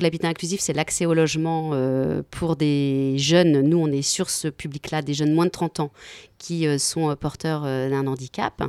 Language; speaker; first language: French; native; French